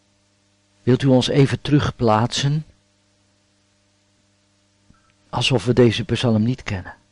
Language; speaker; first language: Dutch; native; Dutch